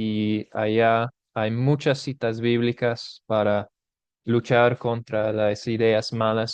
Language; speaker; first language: Spanish; non-native, fluent; English